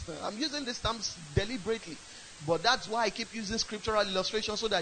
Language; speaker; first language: English; non-native, local second language; Yoruba